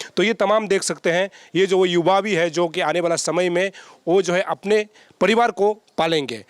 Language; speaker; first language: Hindi; non-native, local second language; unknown